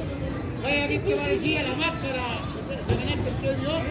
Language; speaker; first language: Spanish; native; Spanish